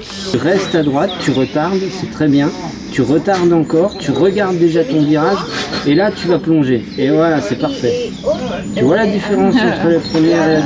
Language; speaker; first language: French; native; French